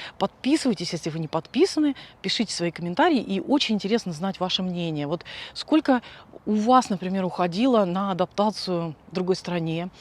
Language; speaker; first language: Russian; native; Russian